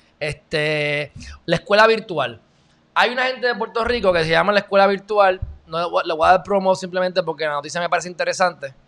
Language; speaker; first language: Spanish; native; Spanish